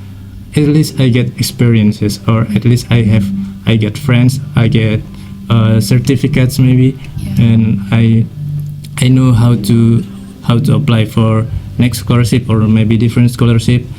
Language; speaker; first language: English; non-native, fluent; Indonesian